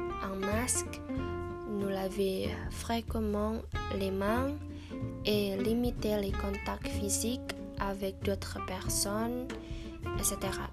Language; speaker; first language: French; non-native, fluent; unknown